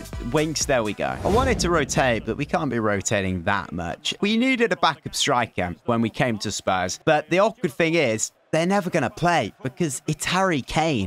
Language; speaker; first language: English; native; English